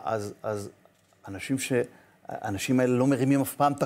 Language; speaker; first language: Hebrew; native; Hebrew